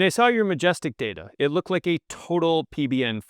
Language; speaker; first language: English; native; English